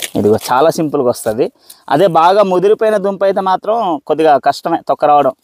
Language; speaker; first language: Telugu; non-native, local second language; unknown